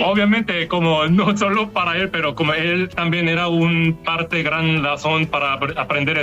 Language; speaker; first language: Spanish; non-native, learner; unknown